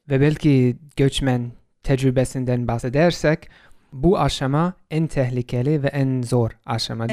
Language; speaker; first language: Turkish; non-native, fluent; English